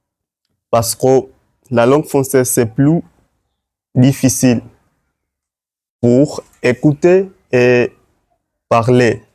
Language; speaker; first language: French; non-native, learner; Swahili